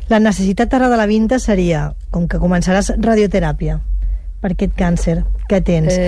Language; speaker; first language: Catalan; native; Catalan